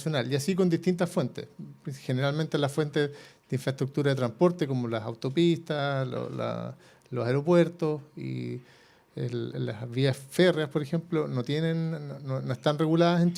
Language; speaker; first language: Spanish; native; Spanish